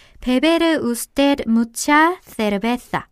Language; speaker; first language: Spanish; non-native, fluent; Korean